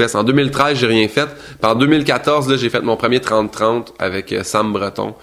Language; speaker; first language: French; native; French